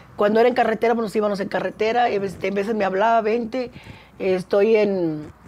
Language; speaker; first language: Spanish; native; Spanish